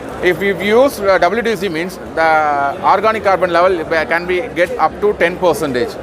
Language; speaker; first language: English; non-native, local second language; Tamil